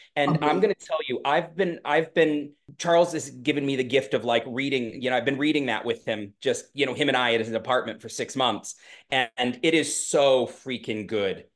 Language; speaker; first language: English; native; English